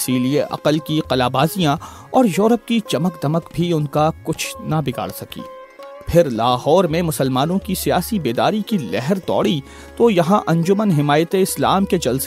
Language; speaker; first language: Urdu; native; Urdu